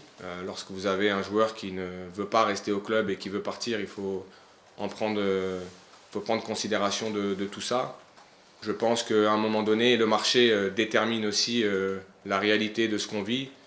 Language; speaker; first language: French; native; French